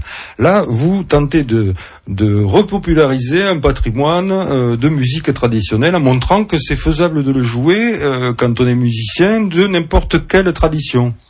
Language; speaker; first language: French; native; French